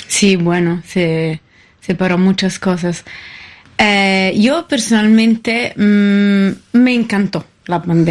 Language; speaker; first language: Spanish; non-native, fluent; Italian